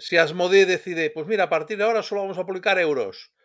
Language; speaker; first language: Spanish; native; Spanish